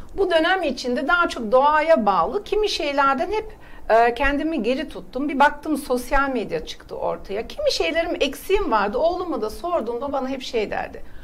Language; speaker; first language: Turkish; early bilingual, heritage; Turkish